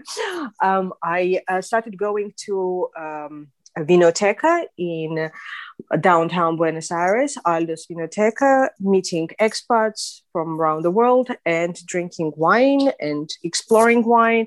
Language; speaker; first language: English; non-native, fluent; Russian